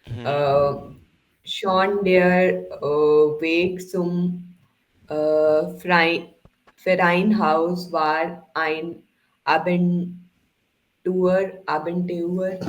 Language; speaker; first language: German; non-native, learner; Hindi